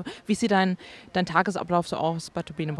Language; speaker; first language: German; native; German